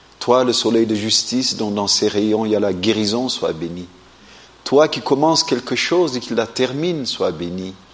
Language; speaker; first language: French; non-native, fluent; Amharic